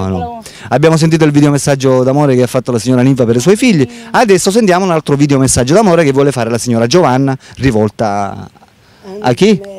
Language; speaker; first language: Italian; native; Italian